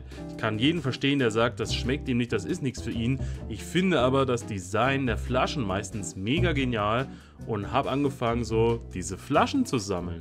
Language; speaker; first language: German; native; German